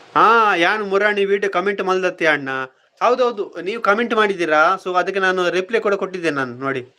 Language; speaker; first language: Kannada; non-native, local second language; Tulu